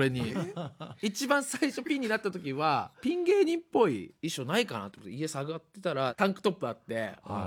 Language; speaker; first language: Japanese; native; Japanese